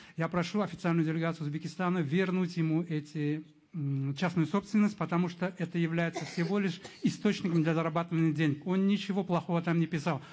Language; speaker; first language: Russian; non-native, local second language; Uzbek